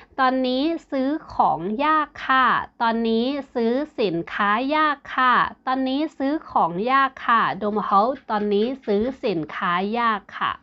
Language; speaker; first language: Thai; non-native, fluent; Burmese